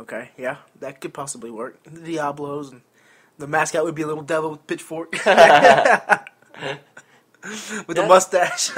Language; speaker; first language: English; native; English